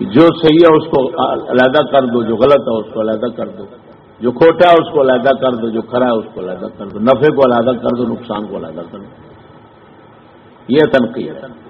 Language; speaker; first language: Urdu; non-native, local second language; Punjabi